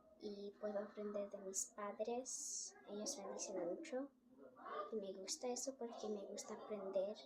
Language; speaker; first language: Spanish; early bilingual, heritage; Spanish